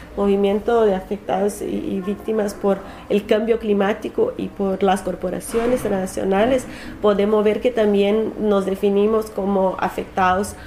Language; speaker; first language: Spanish; non-native, fluent; Portuguese